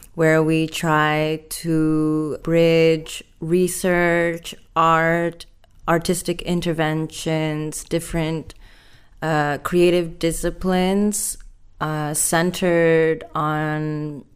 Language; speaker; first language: English; non-native, fluent; Indonesian